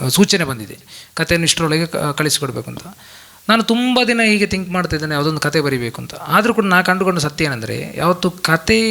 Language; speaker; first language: Kannada; non-native, local second language; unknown